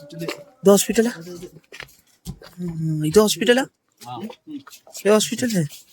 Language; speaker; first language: Malayalam; native; Malayalam